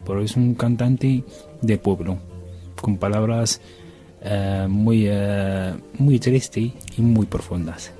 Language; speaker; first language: Spanish; non-native, learner; Arabic